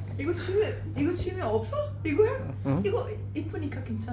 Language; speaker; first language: Korean; non-native, learner; Arabic